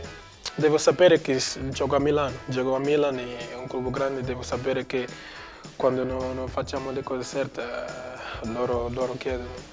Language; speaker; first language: Italian; non-native, learner; Portuguese